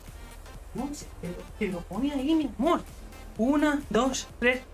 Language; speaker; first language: Spanish; non-native, learner; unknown